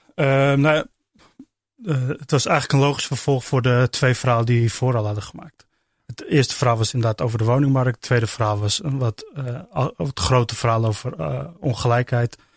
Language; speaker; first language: Dutch; early bilingual, other home language; Turkish